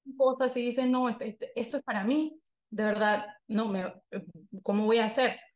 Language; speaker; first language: Spanish; native; Spanish